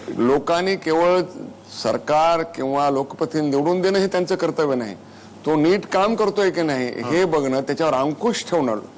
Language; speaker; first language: Marathi; native; Marathi